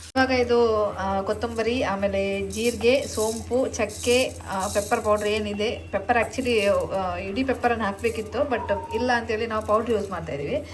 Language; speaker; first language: Kannada; non-native, local second language; Tulu